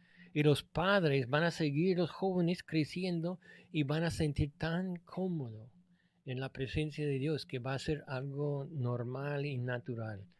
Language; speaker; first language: Spanish; non-native, fluent; English